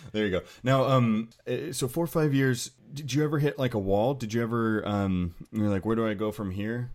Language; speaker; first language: English; native; English